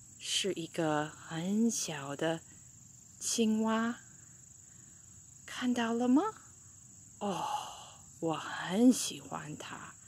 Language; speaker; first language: Chinese; non-native, fluent; English